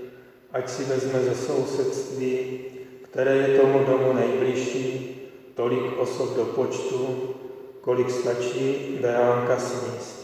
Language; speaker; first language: Czech; native; Czech